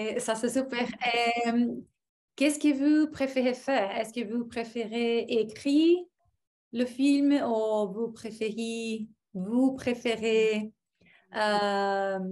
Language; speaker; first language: French; non-native, fluent; Portuguese